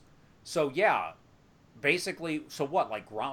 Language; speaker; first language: English; native; English